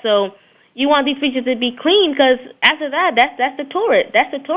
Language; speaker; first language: English; native; English